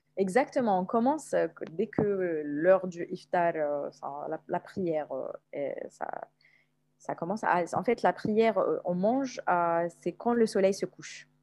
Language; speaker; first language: French; non-native, local second language; Arabic